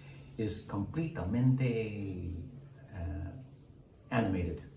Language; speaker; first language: Spanish; non-native, learner; English